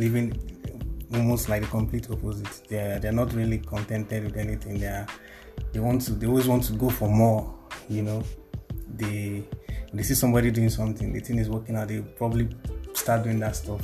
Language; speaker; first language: English; non-native, local second language; Igbo